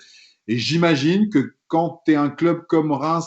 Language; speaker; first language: French; native; French